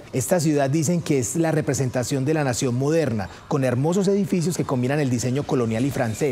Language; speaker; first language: Spanish; native; Spanish